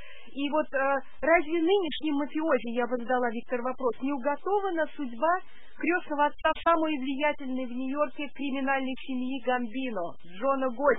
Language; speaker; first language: Russian; native; Russian